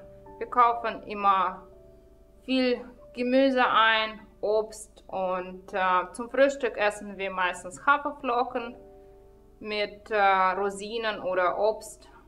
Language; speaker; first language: German; non-native, fluent; Russian